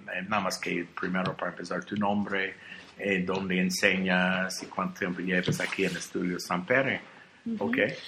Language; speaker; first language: Spanish; non-native, learner; English